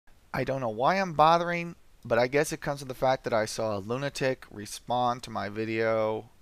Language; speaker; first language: English; native; English